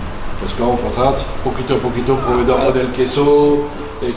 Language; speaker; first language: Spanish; non-native, learner; French